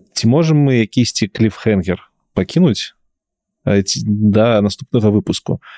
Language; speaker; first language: Belarusian; non-native, local second language; Russian